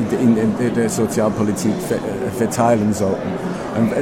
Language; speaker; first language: German; non-native, fluent; English